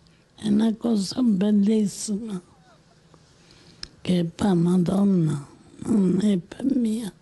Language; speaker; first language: Italian; non-native, local second language; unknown